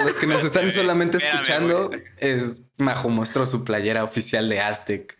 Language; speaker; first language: Spanish; native; Spanish